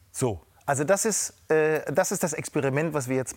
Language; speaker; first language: German; native; German